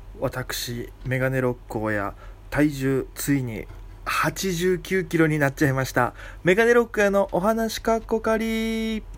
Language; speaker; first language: Japanese; native; Japanese